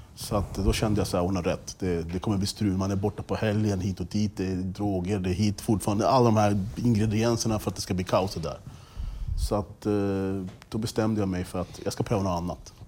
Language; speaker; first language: Swedish; early bilingual, other home language; English